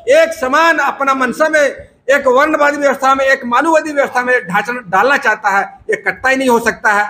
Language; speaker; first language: Hindi; native; Hindi